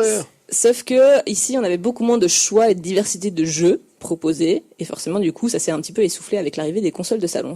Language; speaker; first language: French; native; French